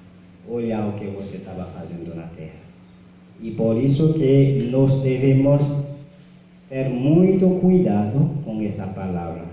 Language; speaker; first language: Portuguese; non-native, learner; Haitian Creole